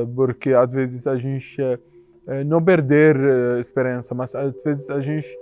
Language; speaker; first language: Portuguese; non-native, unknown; Arabic